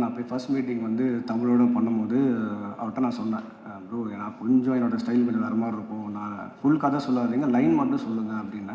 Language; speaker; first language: Tamil; native; Tamil